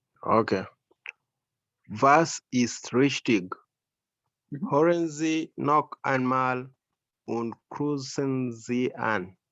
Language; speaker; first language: German; non-native, learner; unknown